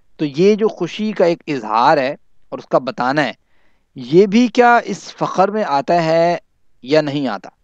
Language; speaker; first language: Urdu; non-native, local second language; Punjabi